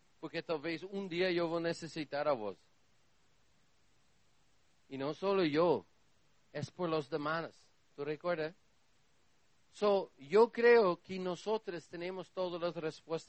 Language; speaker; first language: Spanish; non-native, learner; Portuguese